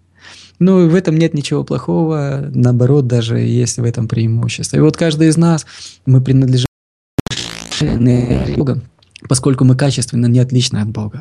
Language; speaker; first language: Russian; native; Russian